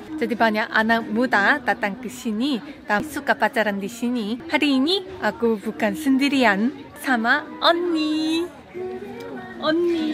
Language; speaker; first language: Indonesian; non-native, fluent; Korean